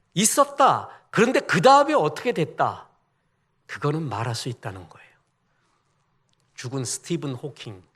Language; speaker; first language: Korean; native; Korean